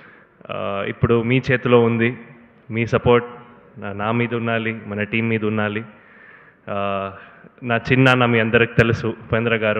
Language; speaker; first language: Telugu; non-native, learner; Kannada